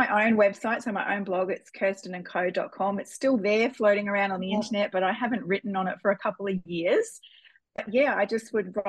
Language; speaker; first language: English; native; English